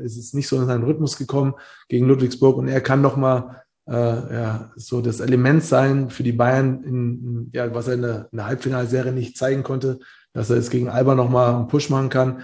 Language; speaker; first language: German; native; German